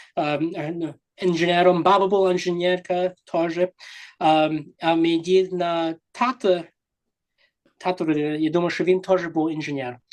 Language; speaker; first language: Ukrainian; early bilingual, heritage; Ukrainian